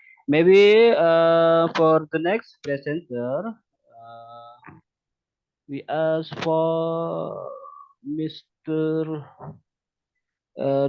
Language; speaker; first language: English; non-native, learner; Indonesian